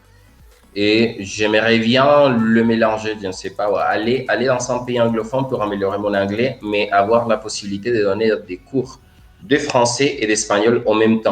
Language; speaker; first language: French; non-native, fluent; Spanish